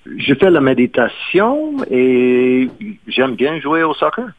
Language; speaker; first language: French; non-native, fluent; English